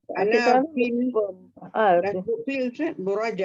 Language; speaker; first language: Arabic; non-native, learner; Malay